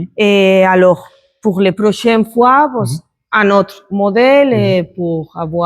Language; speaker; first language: French; non-native, learner; Spanish